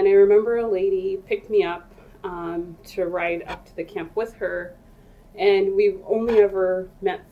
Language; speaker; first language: English; native; English